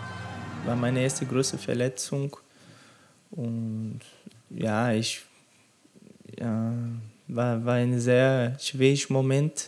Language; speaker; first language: German; non-native, learner; Portuguese